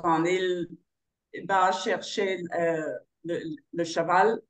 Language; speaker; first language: French; non-native, learner; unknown